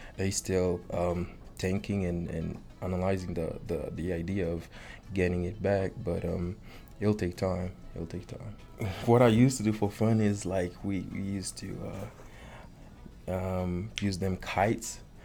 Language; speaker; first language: English; non-native, fluent; Haitian Creole